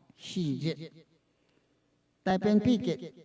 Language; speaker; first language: Chinese; non-native, local second language; Min Nan Chinese